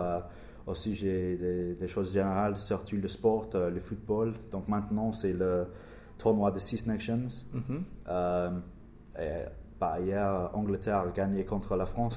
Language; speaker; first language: French; non-native, learner; English